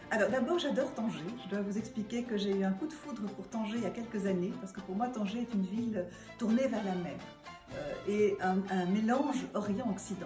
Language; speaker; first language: French; native; French